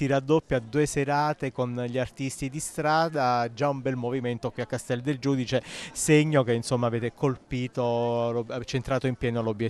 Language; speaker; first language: Italian; native; Italian